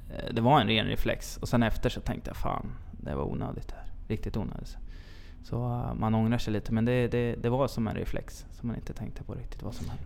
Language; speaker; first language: Swedish; native; Swedish